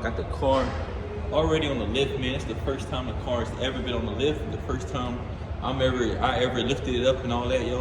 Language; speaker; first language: English; native; English